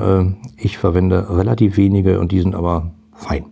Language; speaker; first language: German; native; German